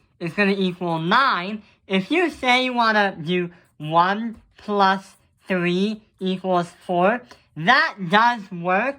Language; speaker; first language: English; native; English